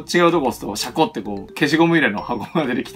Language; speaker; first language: Japanese; native; Japanese